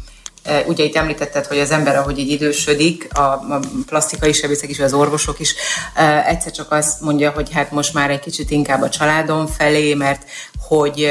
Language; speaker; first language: Hungarian; native; Hungarian